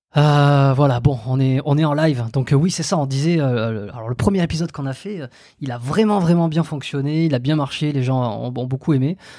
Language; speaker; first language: French; native; French